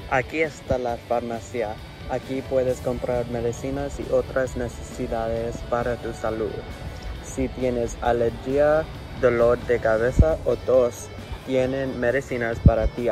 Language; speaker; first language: Spanish; non-native, learner; English